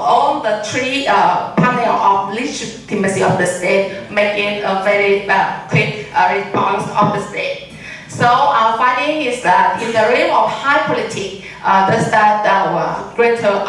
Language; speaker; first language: English; non-native, learner; Vietnamese